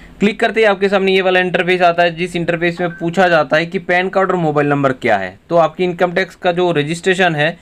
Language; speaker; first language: Hindi; non-native, local second language; Bangla